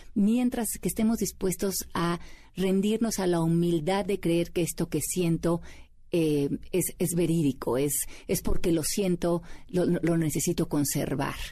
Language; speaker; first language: Spanish; native; Spanish